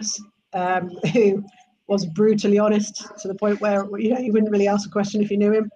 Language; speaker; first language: English; native; English